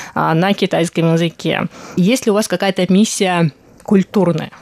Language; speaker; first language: Russian; native; Russian